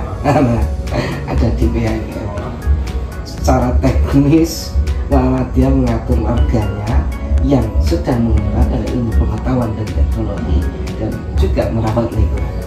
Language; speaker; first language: Indonesian; native; Indonesian